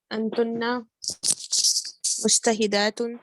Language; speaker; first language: Arabic; non-native, learner; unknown